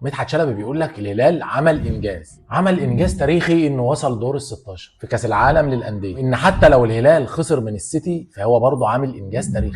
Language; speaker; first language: Arabic; native; Arabic